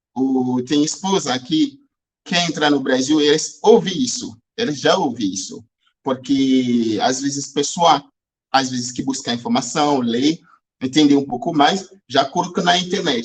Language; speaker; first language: Portuguese; non-native, fluent; Haitian Creole